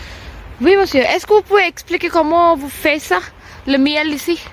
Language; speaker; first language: French; non-native, learner; Telugu